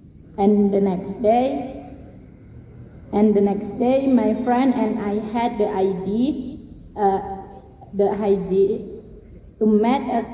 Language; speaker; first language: English; non-native, learner; Indonesian